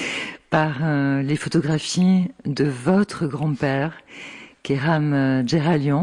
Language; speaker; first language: French; native; French